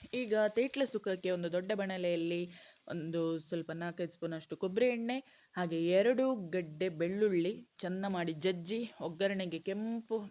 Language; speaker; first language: Kannada; non-native, local second language; Konkani